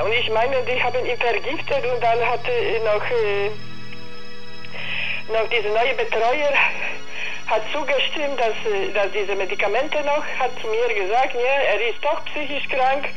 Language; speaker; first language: German; non-native, learner; Polish